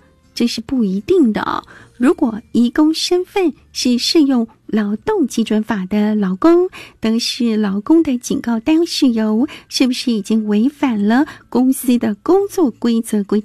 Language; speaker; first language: Chinese; native; Chinese